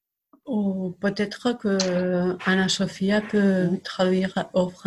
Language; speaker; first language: French; non-native, fluent; Spanish